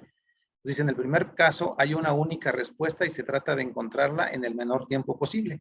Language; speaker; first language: Spanish; native; Spanish